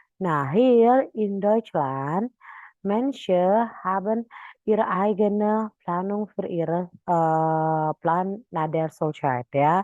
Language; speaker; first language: German; non-native, fluent; Indonesian